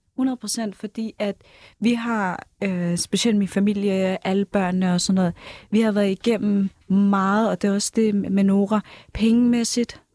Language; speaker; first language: Danish; native; Danish